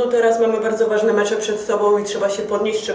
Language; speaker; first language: Polish; native; Polish